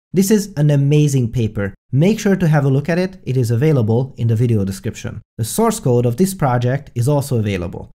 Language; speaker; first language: English; non-native, fluent; Hungarian